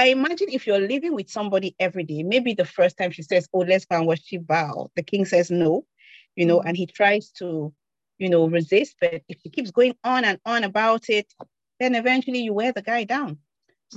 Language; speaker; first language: English; native; English